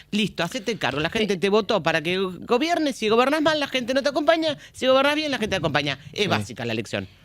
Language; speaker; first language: Spanish; native; Spanish